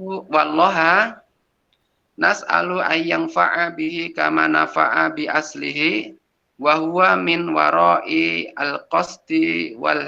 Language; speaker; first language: Arabic; non-native, learner; Indonesian